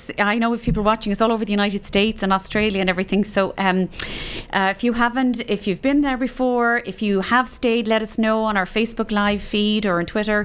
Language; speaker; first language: English; native; English